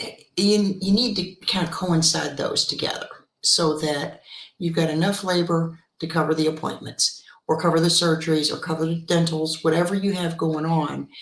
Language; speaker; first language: English; native; English